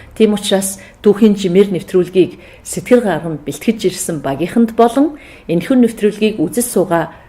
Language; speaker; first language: Mongolian; native; Mongolian